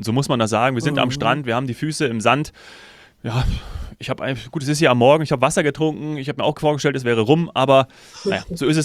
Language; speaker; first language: German; native; German